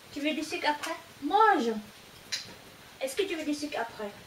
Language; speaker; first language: French; non-native, fluent; Filipino